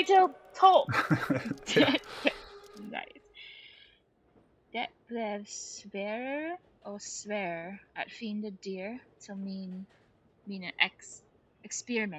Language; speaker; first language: Danish; non-native, learner; English